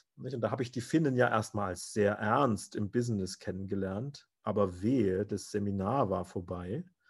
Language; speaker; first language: German; native; German